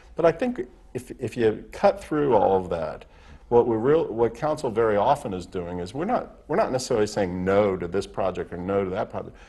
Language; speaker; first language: English; native; English